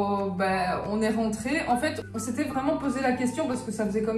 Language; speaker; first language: French; native; French